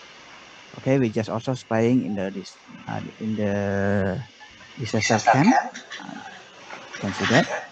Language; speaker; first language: English; non-native, learner; Indonesian